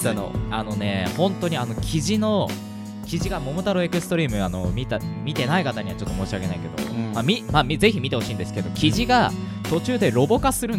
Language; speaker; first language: Japanese; native; Japanese